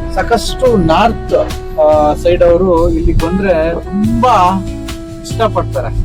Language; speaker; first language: Kannada; non-native, local second language; Tulu